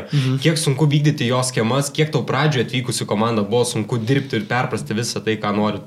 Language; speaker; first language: Lithuanian; native; Lithuanian